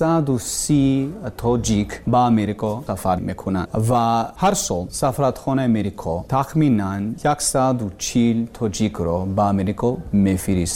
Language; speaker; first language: Persian; non-native, learner; English